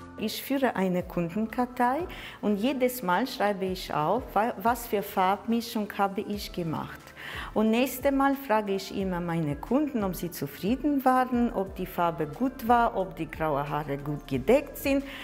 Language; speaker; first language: German; non-native, fluent; Latvian